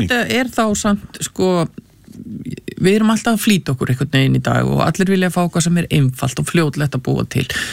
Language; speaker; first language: Icelandic; native; Icelandic